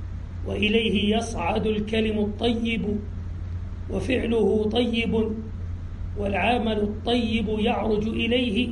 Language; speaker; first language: Arabic; native; Arabic